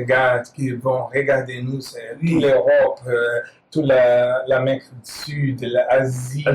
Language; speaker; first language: French; non-native, learner; Portuguese